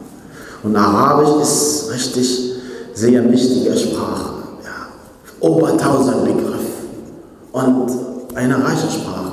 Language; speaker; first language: German; non-native, fluent; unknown